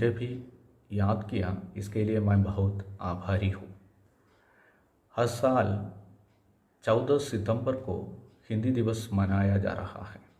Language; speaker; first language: Hindi; non-native, local second language; Malayalam